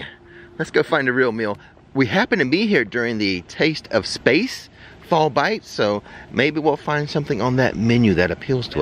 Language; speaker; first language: English; native; English